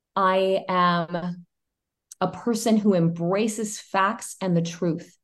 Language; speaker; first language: English; early bilingual, other home language; Spanish